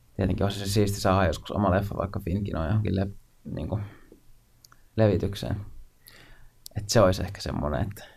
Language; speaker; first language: Finnish; native; Finnish